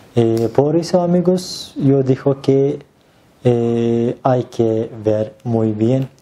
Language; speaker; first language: Spanish; non-native, learner; Turkish